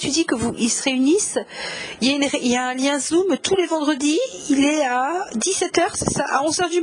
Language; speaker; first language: French; native; French